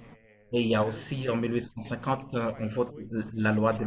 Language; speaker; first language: French; non-native, fluent; Portuguese